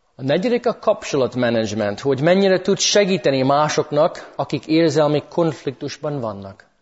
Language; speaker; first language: Hungarian; early bilingual, heritage; English